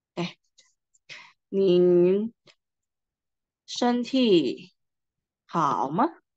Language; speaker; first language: Chinese; non-native, fluent; Indonesian